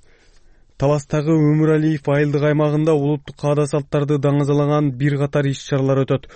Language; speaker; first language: Kyrgyz; native; Kyrgyz